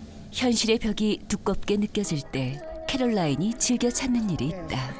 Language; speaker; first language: Korean; native; Korean